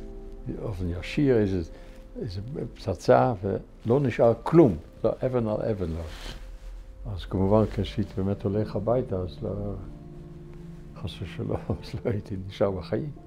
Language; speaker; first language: Hebrew; non-native, fluent; Dutch